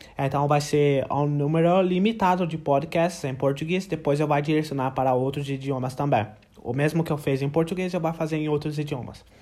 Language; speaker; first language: Portuguese; non-native, learner; English